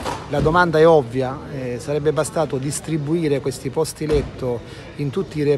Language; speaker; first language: Italian; native; Italian